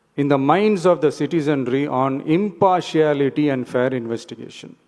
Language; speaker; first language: English; non-native, local second language; Tamil